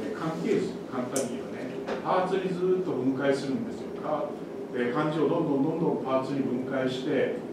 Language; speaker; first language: Japanese; native; Japanese